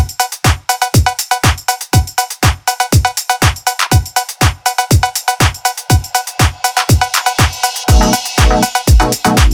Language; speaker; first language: English; native; English